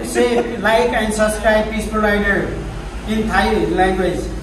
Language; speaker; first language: English; non-native, learner; Nepali